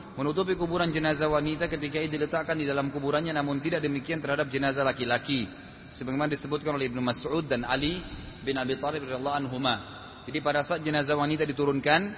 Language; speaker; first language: Indonesian; native; Indonesian